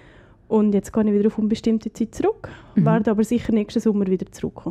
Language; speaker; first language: German; native; German